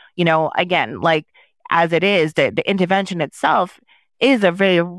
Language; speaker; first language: English; early bilingual, other home language; Haitian Creole